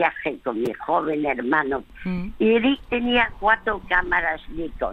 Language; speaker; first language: Spanish; early bilingual, other home language; French